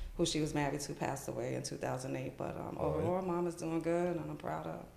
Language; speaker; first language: English; native; English